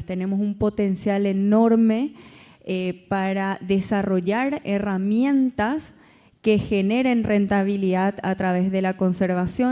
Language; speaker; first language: Spanish; native; Spanish